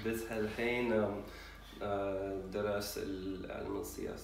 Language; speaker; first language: Arabic; non-native, learner; English